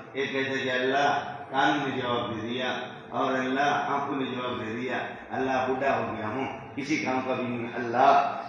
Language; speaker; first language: Urdu; non-native, local second language; Brahui